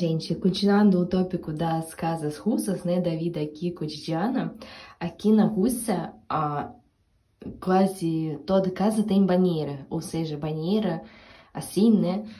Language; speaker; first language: Portuguese; non-native, fluent; Russian